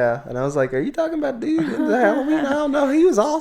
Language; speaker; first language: English; native; English